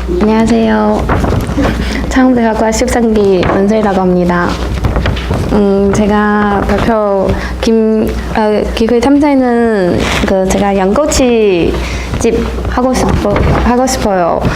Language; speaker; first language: Korean; non-native, learner; Chinese